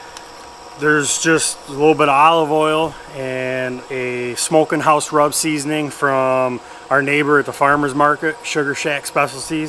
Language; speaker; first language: English; native; English